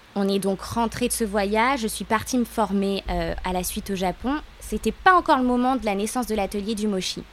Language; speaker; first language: French; native; French